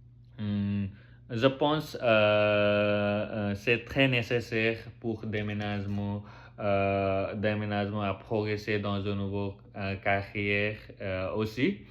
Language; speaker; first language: French; non-native, learner; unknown